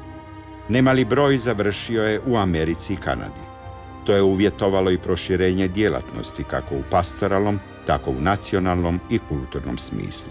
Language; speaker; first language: Croatian; native; Croatian